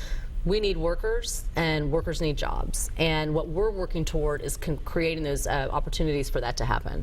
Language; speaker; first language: English; native; English